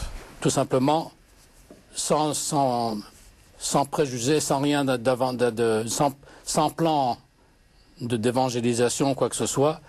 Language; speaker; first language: French; native; French